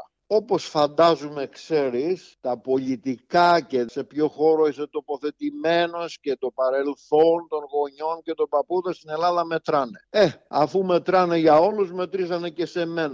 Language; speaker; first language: Greek; native; Greek